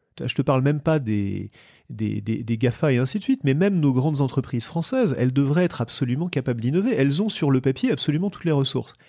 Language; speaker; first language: French; native; French